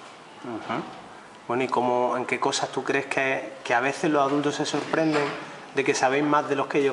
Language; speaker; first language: Spanish; native; Spanish